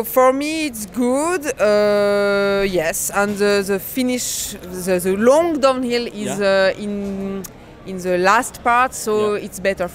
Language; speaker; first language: English; non-native, learner; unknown